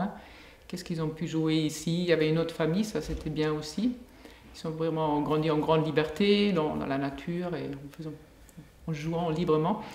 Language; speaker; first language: French; non-native, fluent; German